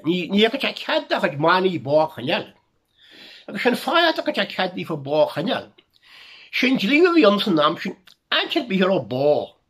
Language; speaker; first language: Irish; native; Irish